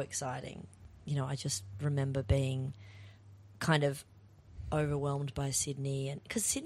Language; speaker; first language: English; native; English